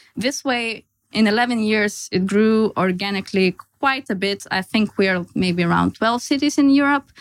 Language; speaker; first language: English; non-native, fluent; Lithuanian